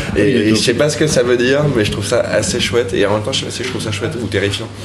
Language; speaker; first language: French; native; French